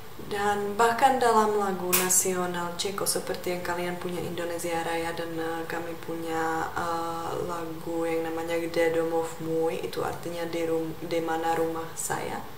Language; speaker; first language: Indonesian; non-native, fluent; Czech